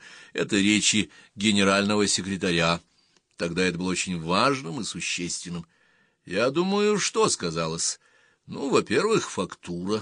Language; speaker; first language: Russian; native; Russian